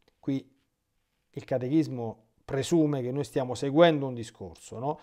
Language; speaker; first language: Italian; native; Italian